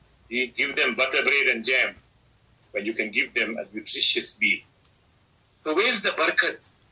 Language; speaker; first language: English; early bilingual, other home language; Urdu